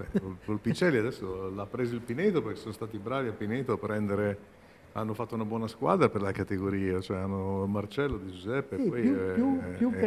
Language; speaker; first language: Italian; native; Italian